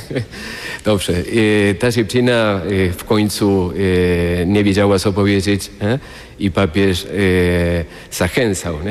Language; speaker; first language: Polish; non-native, fluent; Spanish